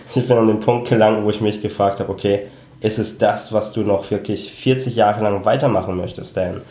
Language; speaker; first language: German; early bilingual, other home language; Cantonese